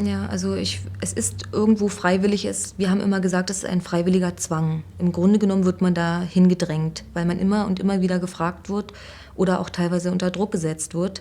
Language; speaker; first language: German; native; German